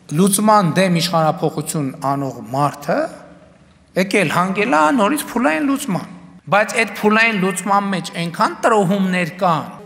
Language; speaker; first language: Armenian; native; Armenian